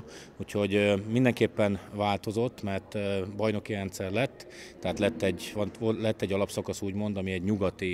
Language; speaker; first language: Hungarian; native; Hungarian